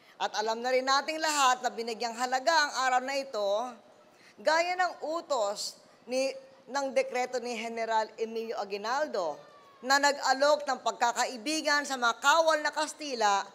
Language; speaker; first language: Filipino; native; Filipino